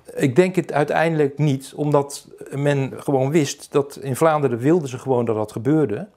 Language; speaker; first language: Dutch; native; Dutch